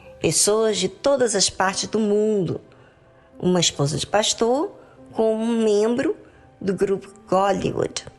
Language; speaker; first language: Portuguese; native; Portuguese